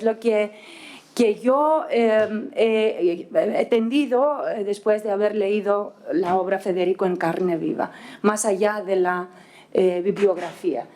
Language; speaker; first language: Spanish; non-native, fluent; Greek